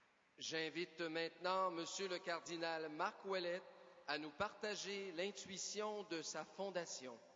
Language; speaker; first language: French; native; French